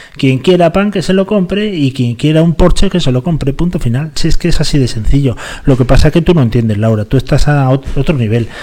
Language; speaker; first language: Spanish; native; Spanish